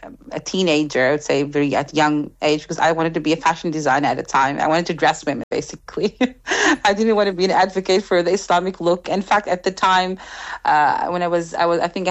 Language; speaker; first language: English; non-native, fluent; Arabic